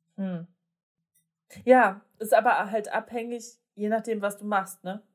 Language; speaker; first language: German; early bilingual, other home language; Polish